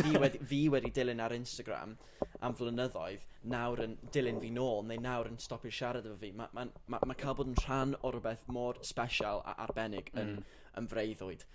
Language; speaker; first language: Welsh; native; Welsh